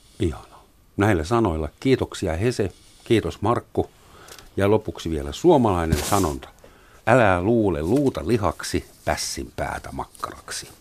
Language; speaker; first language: Finnish; non-native, fluent; German